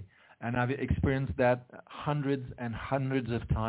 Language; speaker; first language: English; non-native, fluent; French